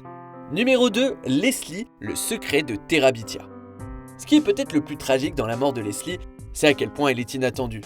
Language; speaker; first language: French; native; French